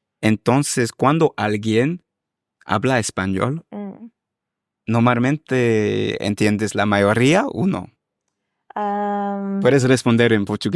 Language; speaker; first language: Spanish; non-native, fluent; English